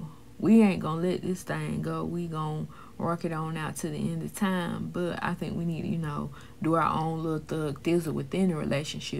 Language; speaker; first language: English; native; English